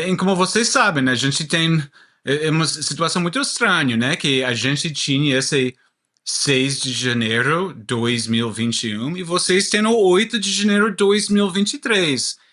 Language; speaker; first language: Portuguese; non-native, learner; English